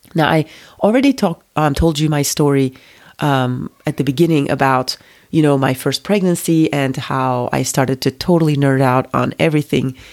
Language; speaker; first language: English; non-native, fluent; Turkish